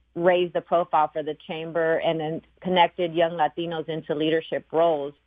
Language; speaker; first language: English; early bilingual, other home language; Spanish